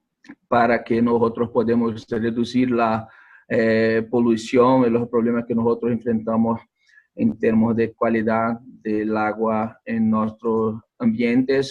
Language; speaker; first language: Spanish; non-native, learner; Portuguese